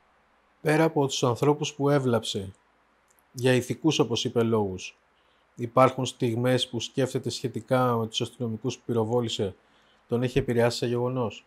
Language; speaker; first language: Greek; native; Greek